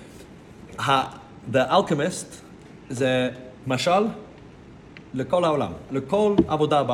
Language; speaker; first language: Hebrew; non-native, fluent; English